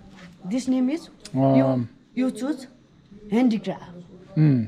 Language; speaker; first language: English; non-native, learner; Nepali